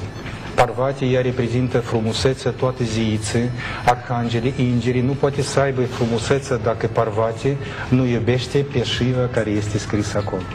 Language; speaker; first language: Romanian; non-native, learner; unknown